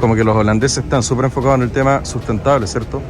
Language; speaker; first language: Spanish; native; Spanish